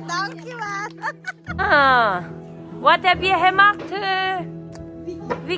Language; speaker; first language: Dutch; non-native, learner; Tibetan